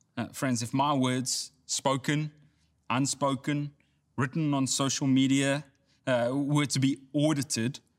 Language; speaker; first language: English; native; English